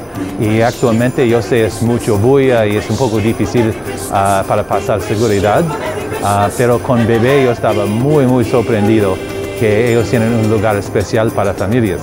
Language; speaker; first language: Spanish; non-native, learner; English